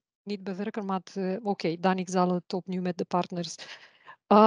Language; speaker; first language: Dutch; non-native, learner; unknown